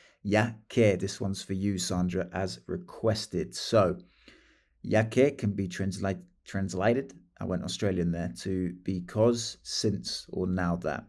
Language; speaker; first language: English; native; English